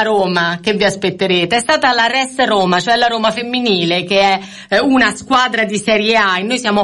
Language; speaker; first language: Italian; native; Italian